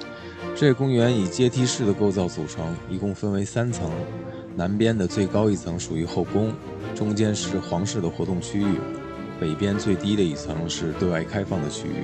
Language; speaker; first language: Chinese; native; Chinese